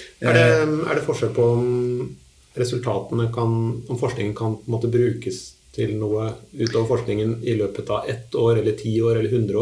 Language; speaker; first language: Norwegian; native; Norwegian